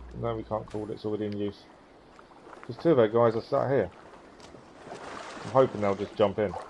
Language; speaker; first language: English; native; English